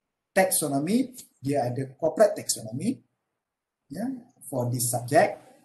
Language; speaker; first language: English; non-native, local second language; Malay